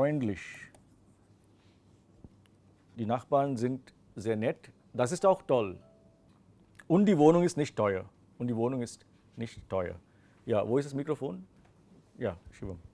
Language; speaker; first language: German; non-native, fluent; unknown